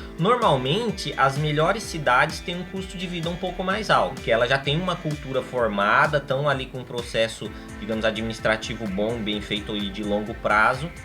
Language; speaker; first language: Portuguese; native; Portuguese